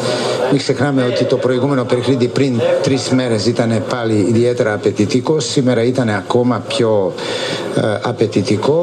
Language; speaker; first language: Greek; non-native, fluent; Serbian